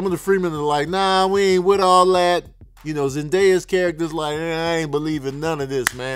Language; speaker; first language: English; native; English